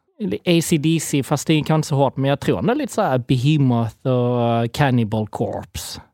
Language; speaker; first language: Swedish; native; Swedish